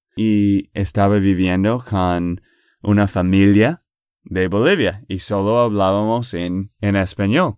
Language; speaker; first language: Spanish; non-native, fluent; English